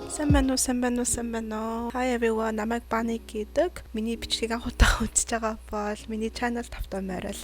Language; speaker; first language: Mongolian; early bilingual, heritage; Mongolian